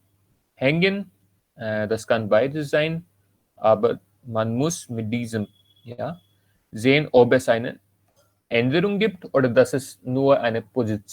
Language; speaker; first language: German; non-native, learner; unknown